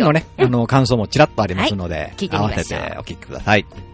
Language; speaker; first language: Japanese; native; Japanese